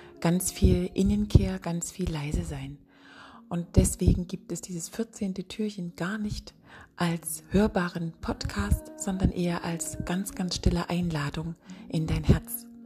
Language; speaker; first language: German; native; German